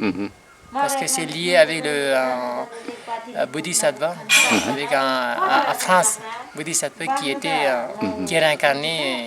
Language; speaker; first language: French; non-native, learner; Nepali